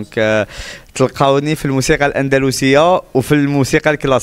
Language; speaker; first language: Arabic; native; Arabic